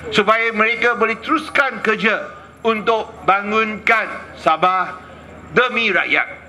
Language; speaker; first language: Malay; non-native, local second language; Chinese